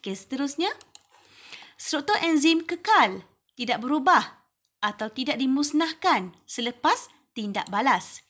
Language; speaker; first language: Malay; native; Malay